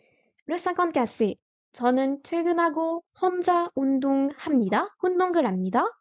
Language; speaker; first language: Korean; non-native, fluent; French